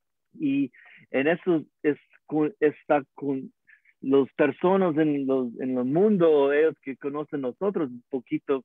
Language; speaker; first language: Spanish; non-native, learner; English